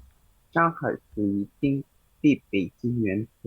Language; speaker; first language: Chinese; non-native, learner; Indonesian